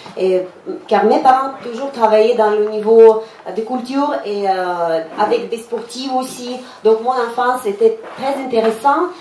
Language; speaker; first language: French; non-native, fluent; Russian